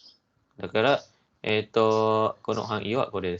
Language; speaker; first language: Japanese; non-native, fluent; Malay